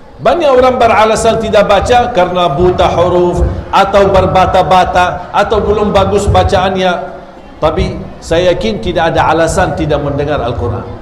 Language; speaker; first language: Indonesian; non-native, fluent; Arabic